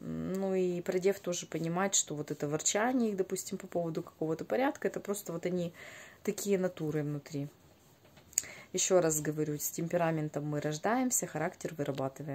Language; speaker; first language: Russian; native; Russian